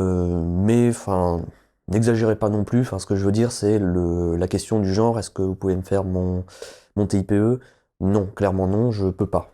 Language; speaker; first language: French; native; French